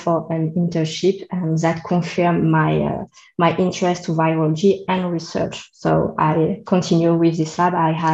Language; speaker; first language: English; non-native, learner; French